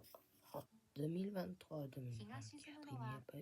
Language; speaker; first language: French; non-native, fluent; Japanese